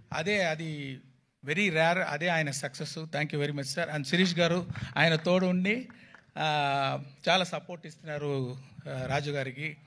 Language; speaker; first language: Telugu; non-native, local second language; Tamil